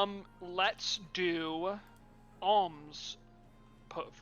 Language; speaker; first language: English; native; English